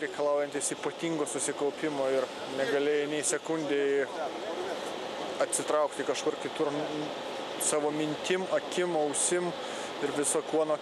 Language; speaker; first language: Lithuanian; native; Lithuanian